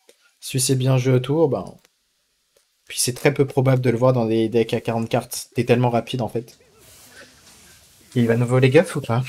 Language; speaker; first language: French; native; French